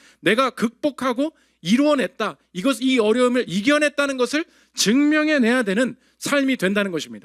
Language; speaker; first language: Korean; native; Korean